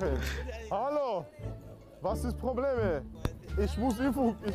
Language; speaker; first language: German; early bilingual, other home language; Russian